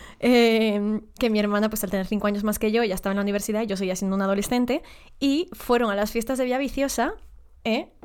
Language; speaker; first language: Spanish; early bilingual, other home language; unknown